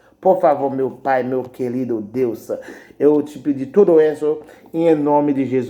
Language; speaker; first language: Portuguese; non-native, learner; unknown